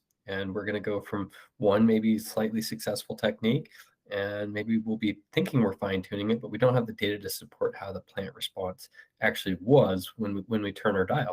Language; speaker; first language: English; native; English